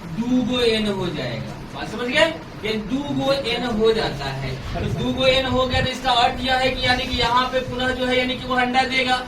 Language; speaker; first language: Hindi; native; Hindi